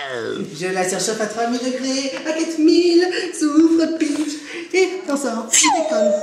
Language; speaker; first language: French; native; French